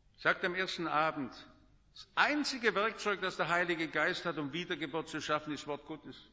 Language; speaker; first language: German; native; German